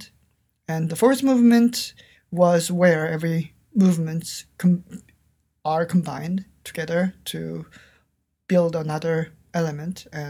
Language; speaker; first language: English; non-native, fluent; Korean